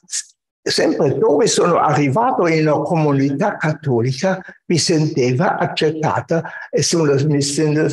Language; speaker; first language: Italian; non-native, fluent; German